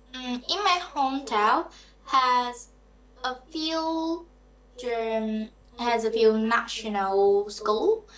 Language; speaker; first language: English; non-native, learner; Vietnamese